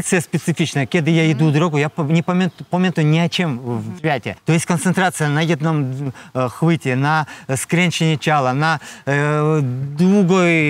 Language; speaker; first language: Polish; non-native, learner; Russian